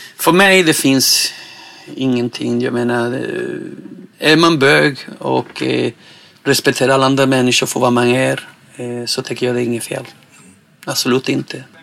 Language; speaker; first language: Swedish; non-native, fluent; Spanish